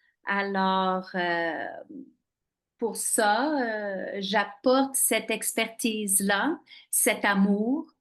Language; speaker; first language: French; non-native, local second language; English